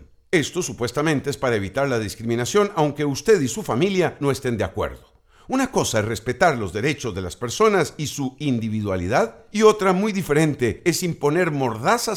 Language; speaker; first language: Spanish; native; Spanish